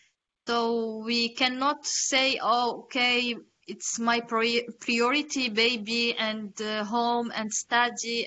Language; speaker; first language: English; non-native, learner; Arabic